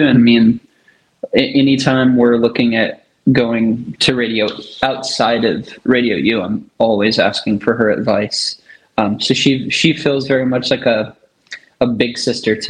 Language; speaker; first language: English; native; English